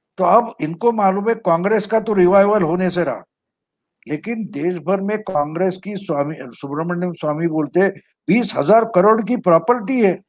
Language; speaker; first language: Hindi; non-native, local second language; Marathi